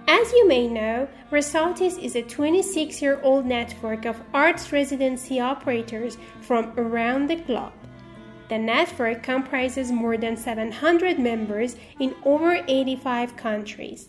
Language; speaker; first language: English; non-native, fluent; Persian